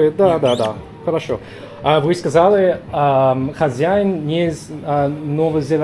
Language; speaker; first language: Russian; non-native, learner; English